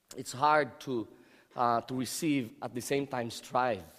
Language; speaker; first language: English; non-native, local second language; Filipino